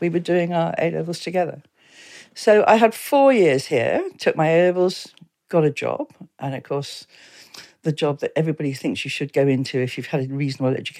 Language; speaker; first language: English; native; English